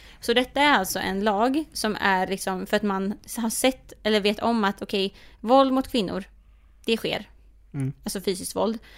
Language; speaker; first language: Swedish; native; Swedish